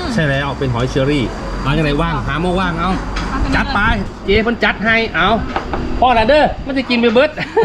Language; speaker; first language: Thai; native; Thai